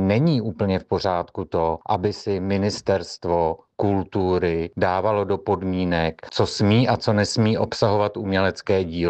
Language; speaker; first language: Czech; native; Czech